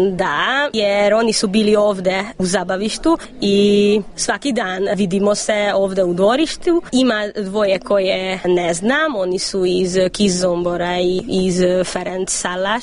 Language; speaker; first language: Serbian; non-native, local second language; Hungarian